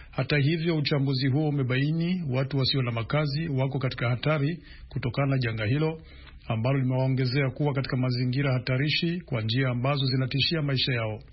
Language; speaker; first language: Swahili; non-native, local second language; Rundi